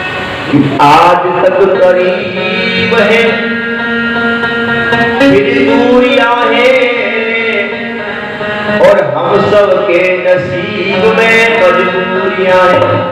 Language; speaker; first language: Hindi; native; Hindi